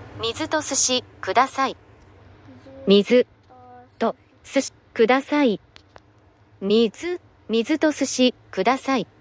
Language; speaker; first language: Japanese; non-native, learner; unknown